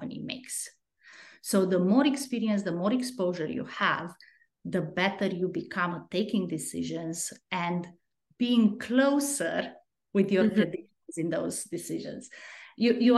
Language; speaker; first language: English; non-native, fluent; Romanian